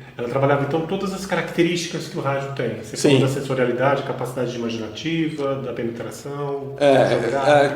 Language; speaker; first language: Portuguese; native; Portuguese